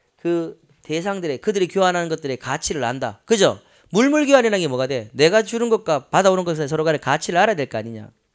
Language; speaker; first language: Korean; native; Korean